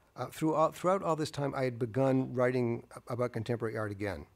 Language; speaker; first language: English; native; English